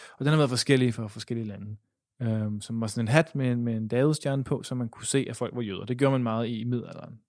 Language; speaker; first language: Danish; native; Danish